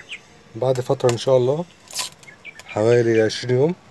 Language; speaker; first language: Arabic; native; Arabic